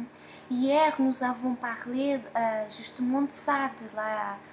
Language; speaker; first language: French; non-native, fluent; Portuguese